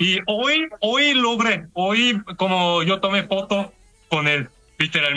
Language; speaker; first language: Spanish; non-native, fluent; Korean